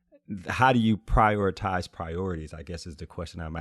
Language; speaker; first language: English; native; English